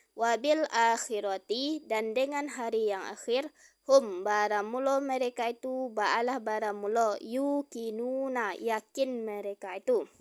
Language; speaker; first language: Malay; non-native, local second language; Minangkabau